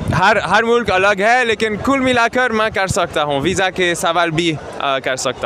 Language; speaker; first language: Hindi; non-native, learner; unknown